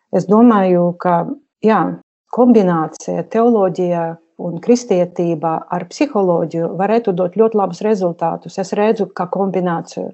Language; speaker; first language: Latvian; non-native, local second language; Russian